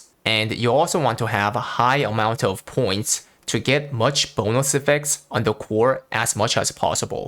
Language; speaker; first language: English; non-native, fluent; Korean